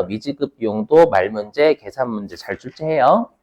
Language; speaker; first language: Korean; native; Korean